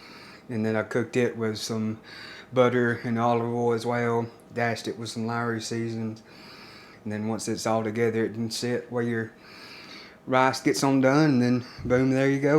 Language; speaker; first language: English; native; English